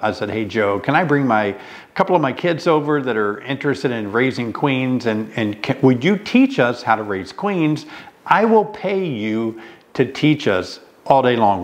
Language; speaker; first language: English; native; English